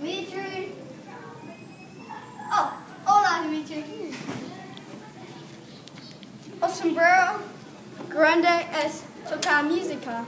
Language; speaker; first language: Spanish; non-native, learner; English